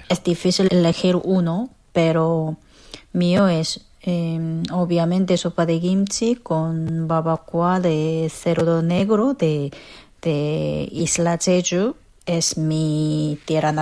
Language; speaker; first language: Spanish; non-native, fluent; Korean